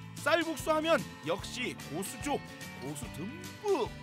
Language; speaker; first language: Korean; native; Korean